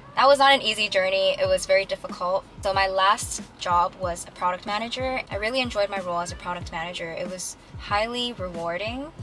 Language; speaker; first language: English; early bilingual, other home language; Chinese